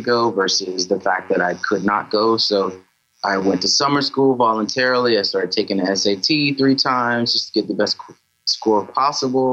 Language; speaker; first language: English; native; English